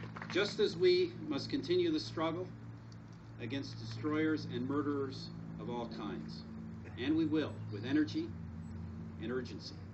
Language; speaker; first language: English; native; English